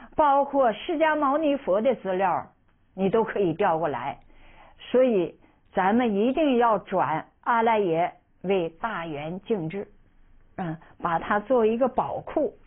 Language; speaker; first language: Chinese; native; Chinese